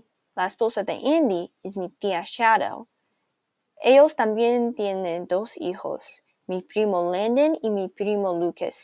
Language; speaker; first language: Spanish; non-native, learner; English